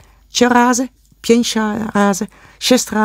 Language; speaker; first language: Polish; non-native, learner; Dutch